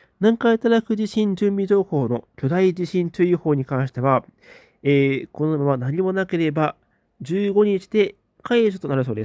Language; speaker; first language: Japanese; native; Japanese